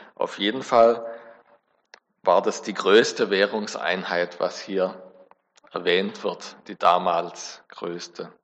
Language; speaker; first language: German; native; German